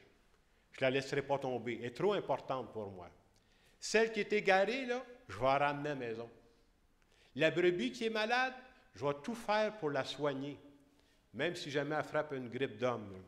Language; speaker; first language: French; native; French